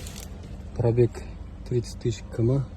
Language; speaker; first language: Russian; non-native, local second language; Kazakh